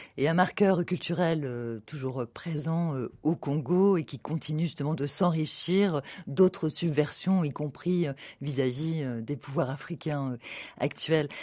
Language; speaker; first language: French; native; French